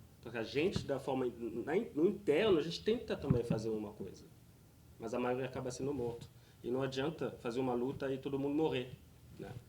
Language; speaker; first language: Portuguese; non-native, fluent; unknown